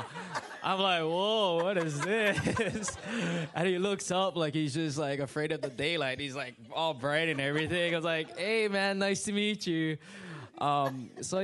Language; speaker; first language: English; native; English